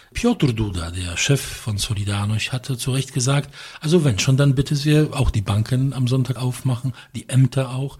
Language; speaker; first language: German; non-native, fluent; Polish